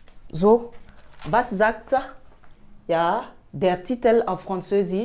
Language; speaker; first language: German; non-native, fluent; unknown